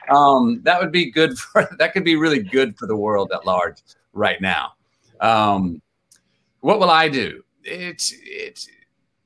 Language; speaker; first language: English; native; English